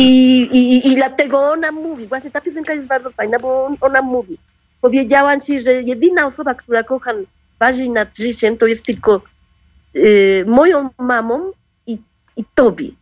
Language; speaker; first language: Polish; non-native, learner; Spanish